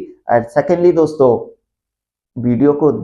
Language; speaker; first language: Hindi; non-native, local second language; Odia